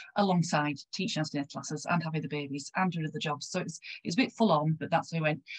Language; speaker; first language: English; native; English